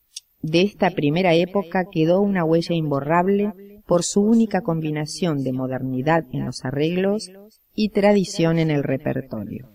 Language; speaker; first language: Spanish; native; Spanish